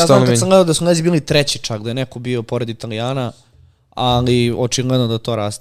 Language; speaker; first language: Serbian; native; Serbian